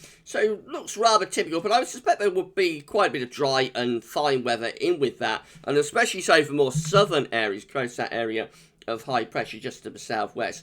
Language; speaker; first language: English; native; English